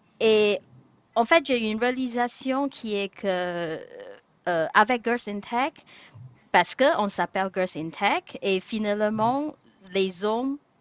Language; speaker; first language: French; non-native, fluent; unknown